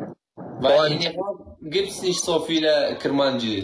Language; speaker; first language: German; non-native, learner; Central Kurdish